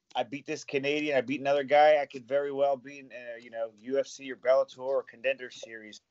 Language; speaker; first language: English; native; English